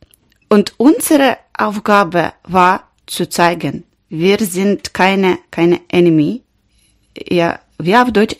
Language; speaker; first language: German; non-native, learner; Ukrainian